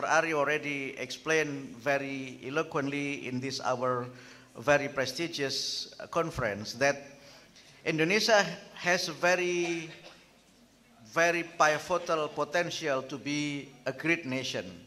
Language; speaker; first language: English; non-native, fluent; Indonesian